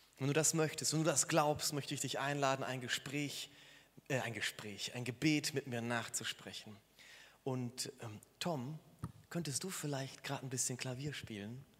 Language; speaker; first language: German; native; German